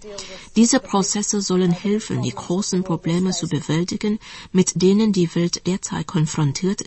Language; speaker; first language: German; non-native, fluent; Vietnamese